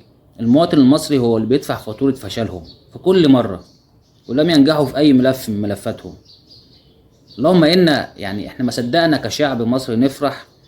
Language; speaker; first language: Arabic; native; Arabic